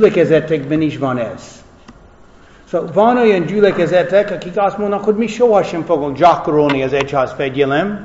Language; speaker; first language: Hungarian; non-native, fluent; English